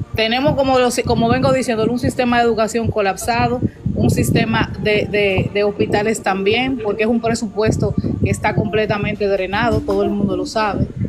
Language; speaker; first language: Spanish; native; Spanish